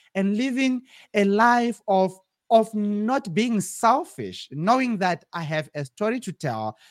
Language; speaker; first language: English; non-native, local second language; Shona